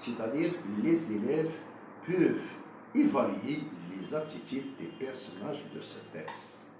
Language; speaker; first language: French; non-native, local second language; Arabic